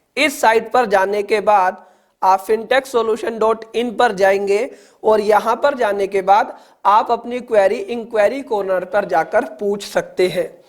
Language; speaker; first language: Hindi; native; Hindi